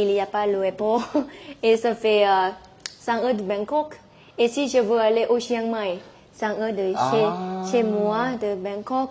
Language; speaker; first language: French; non-native, learner; Thai